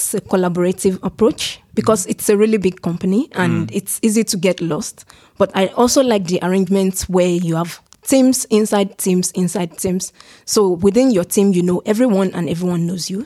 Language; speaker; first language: English; non-native, local second language; Yoruba